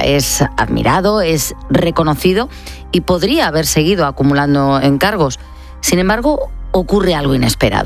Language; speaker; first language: Spanish; native; Spanish